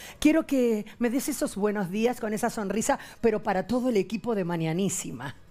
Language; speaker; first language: Spanish; native; Spanish